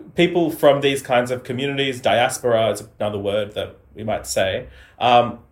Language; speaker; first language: English; native; English